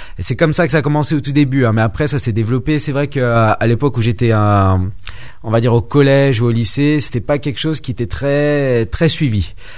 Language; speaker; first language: French; early bilingual, other home language; Vietnamese